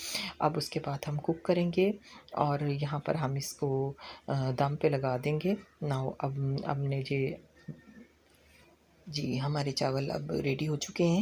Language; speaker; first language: Hindi; non-native, local second language; Punjabi